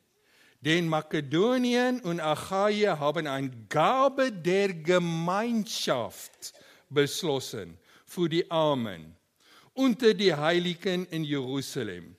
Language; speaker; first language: German; non-native, learner; Afrikaans